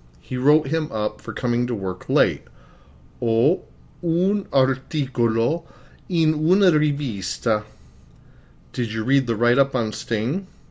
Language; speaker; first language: English; native; English